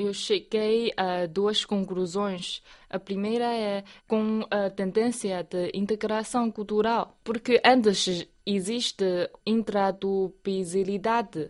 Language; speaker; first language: Portuguese; non-native, fluent; Chinese